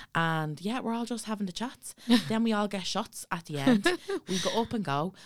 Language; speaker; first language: English; native; English